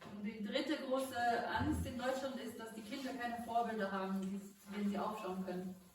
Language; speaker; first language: German; native; German